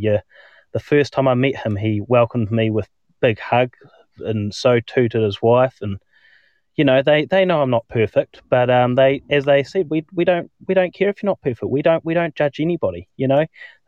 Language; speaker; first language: English; native; English